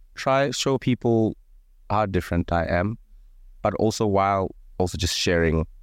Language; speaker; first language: English; non-native, local second language; Venda